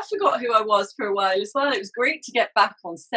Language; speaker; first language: English; native; English